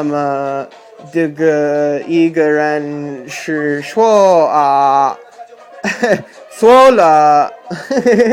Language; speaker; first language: Chinese; non-native, learner; English